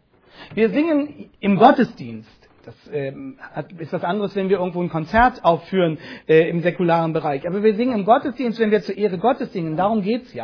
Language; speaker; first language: German; native; German